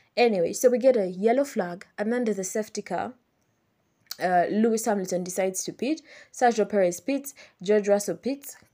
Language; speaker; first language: English; non-native, local second language; Ganda